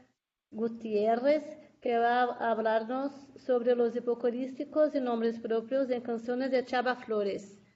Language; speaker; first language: Spanish; non-native, fluent; Portuguese